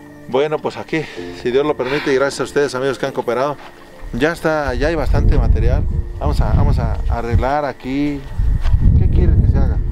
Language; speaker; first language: Spanish; native; Spanish